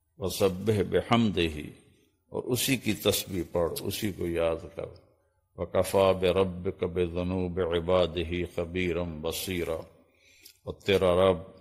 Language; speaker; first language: Urdu; non-native, local second language; Punjabi